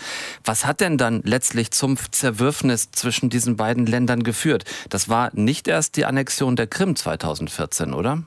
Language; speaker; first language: German; native; German